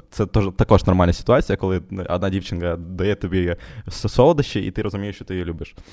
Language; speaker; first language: Ukrainian; non-native, local second language; Russian